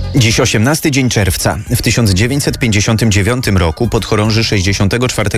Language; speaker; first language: Polish; native; Polish